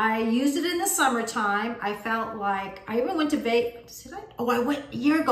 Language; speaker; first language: English; native; English